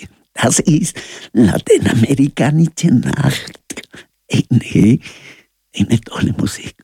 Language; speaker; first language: German; non-native, learner; Spanish